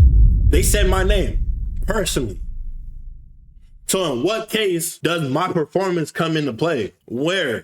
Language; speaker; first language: English; native; English